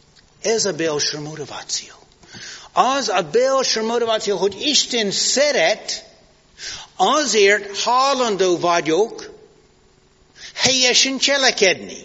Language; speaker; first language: Hungarian; non-native, fluent; English